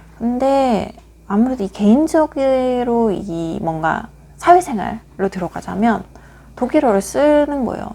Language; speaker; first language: Korean; native; Korean